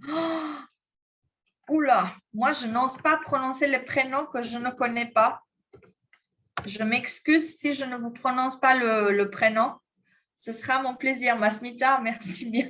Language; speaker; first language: French; non-native, fluent; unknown